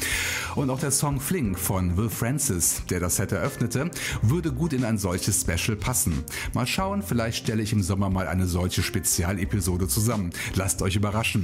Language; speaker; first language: German; native; German